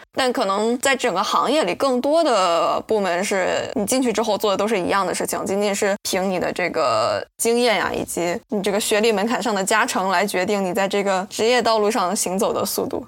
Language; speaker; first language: Chinese; native; Chinese